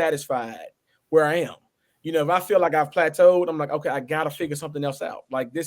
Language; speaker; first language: English; native; English